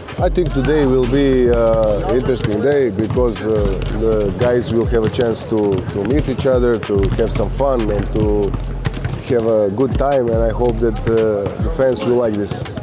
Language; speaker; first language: English; non-native, fluent; Macedonian